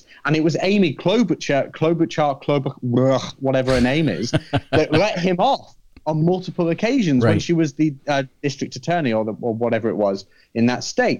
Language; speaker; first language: English; native; English